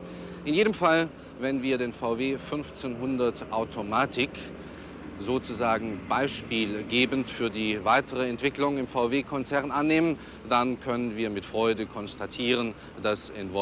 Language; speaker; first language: German; native; German